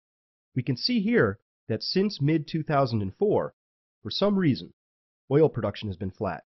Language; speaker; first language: English; native; English